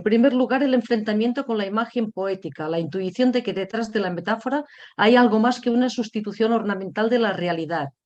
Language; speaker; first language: Spanish; non-native, local second language; Catalan